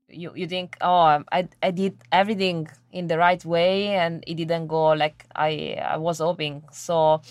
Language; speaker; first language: English; non-native, fluent; Italian